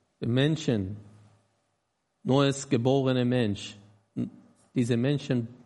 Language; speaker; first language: German; non-native, learner; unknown